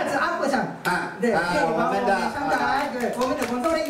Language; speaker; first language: Chinese; non-native, learner; Japanese